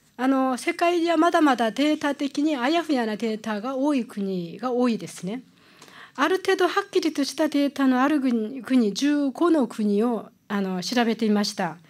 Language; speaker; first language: Japanese; non-native, fluent; Korean